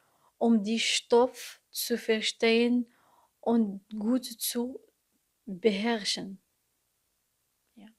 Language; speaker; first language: German; non-native, learner; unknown